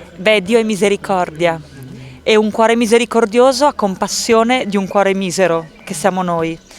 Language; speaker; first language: Italian; native; Italian